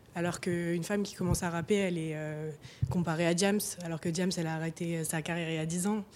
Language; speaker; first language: French; native; French